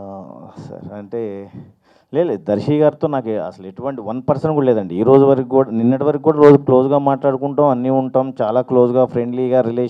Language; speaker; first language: Telugu; native; Telugu